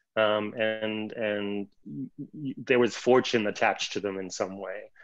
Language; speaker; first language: English; native; English